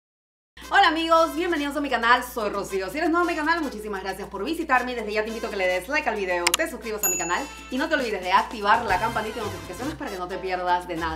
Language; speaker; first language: Spanish; native; Spanish